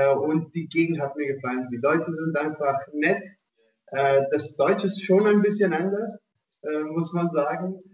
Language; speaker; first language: German; non-native, fluent; Portuguese